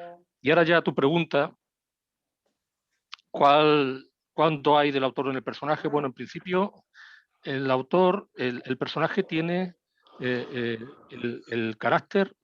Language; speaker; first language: Spanish; native; Spanish